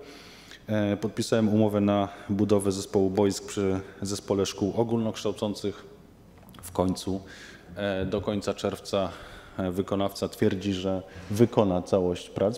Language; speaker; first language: Polish; native; Polish